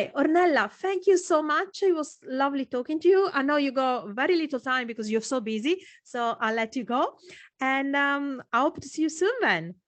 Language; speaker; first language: English; non-native, fluent; Italian